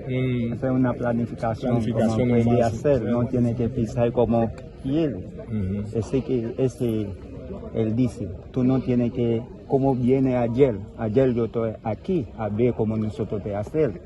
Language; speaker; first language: Spanish; non-native, learner; Haitian Creole